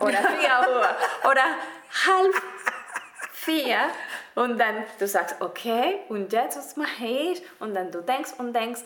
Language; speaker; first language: German; non-native, fluent; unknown